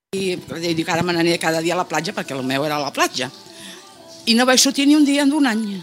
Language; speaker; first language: Catalan; native; Catalan